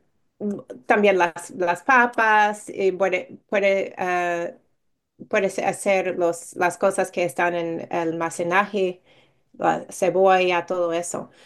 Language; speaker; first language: Spanish; non-native, fluent; English